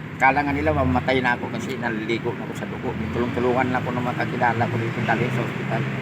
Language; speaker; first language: Filipino; non-native, local second language; Hiligaynon